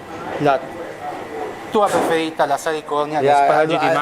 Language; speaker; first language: Italian; native; Italian